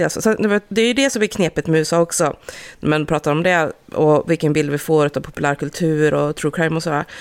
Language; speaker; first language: Swedish; native; Swedish